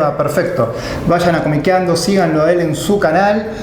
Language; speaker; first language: Spanish; native; Spanish